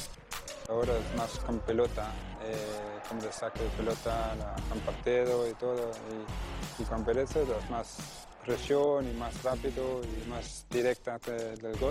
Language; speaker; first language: Spanish; non-native, learner; Danish